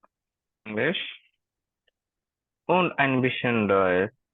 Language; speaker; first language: German; non-native, learner; Bangla